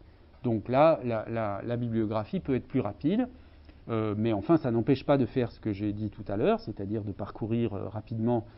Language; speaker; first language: French; native; French